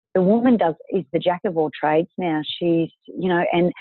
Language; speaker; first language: English; native; English